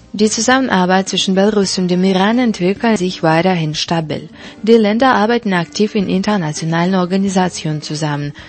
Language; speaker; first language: German; non-native, fluent; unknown